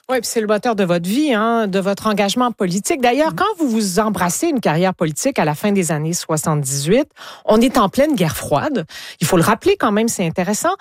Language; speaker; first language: French; native; French